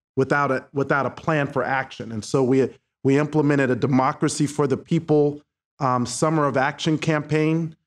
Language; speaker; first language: English; native; English